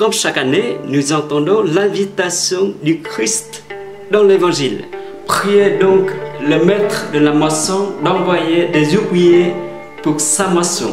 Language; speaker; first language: French; non-native, fluent; Vietnamese